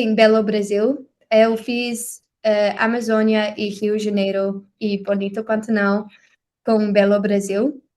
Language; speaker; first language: Portuguese; non-native, learner; English